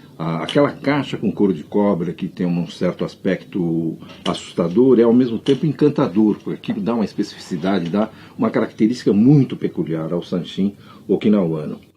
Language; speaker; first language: Portuguese; early bilingual, other home language; Japanese